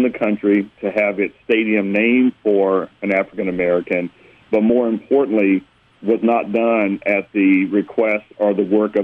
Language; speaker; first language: English; native; English